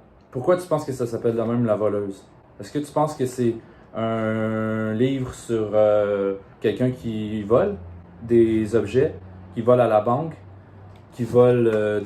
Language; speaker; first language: French; native; French